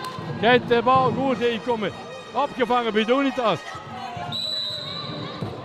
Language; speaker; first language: Dutch; native; Dutch